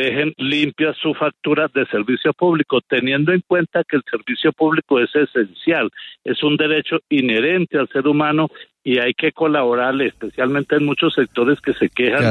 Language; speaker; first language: Spanish; native; Spanish